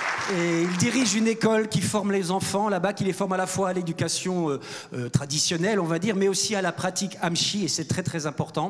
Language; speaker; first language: French; native; French